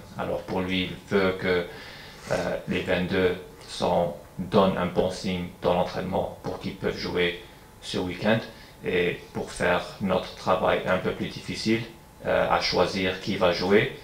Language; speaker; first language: French; non-native, fluent; English